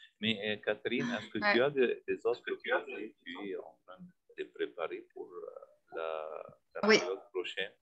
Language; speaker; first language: French; non-native, fluent; Arabic